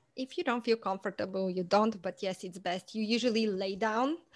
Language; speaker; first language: English; non-native, fluent; Portuguese